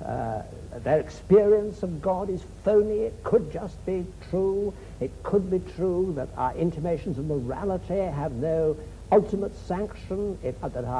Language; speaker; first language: English; native; English